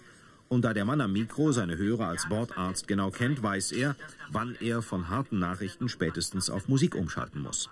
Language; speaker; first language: German; native; German